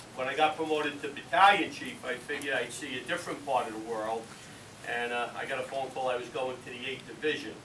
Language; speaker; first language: English; native; English